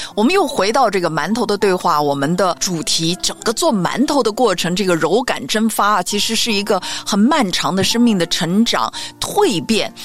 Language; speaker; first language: Chinese; native; Chinese